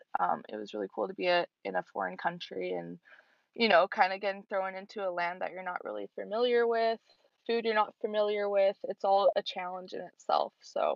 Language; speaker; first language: English; native; English